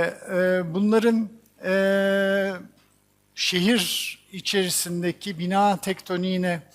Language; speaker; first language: Turkish; native; Turkish